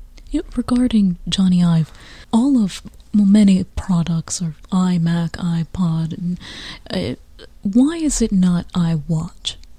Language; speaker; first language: English; native; English